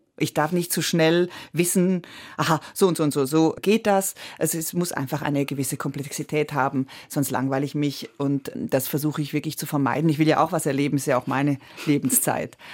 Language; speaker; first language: German; early bilingual, other home language; Italian